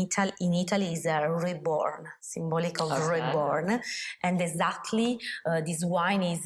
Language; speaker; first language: English; non-native, learner; Italian